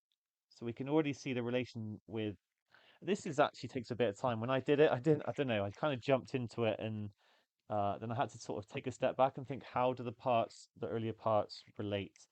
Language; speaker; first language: English; native; English